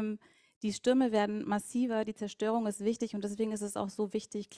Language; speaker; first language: German; native; German